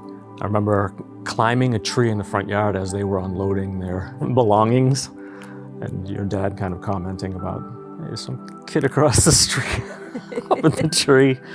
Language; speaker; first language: English; native; English